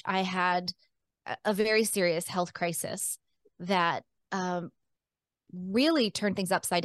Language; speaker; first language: English; native; English